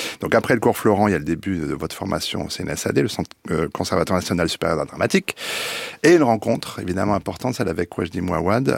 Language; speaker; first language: French; native; French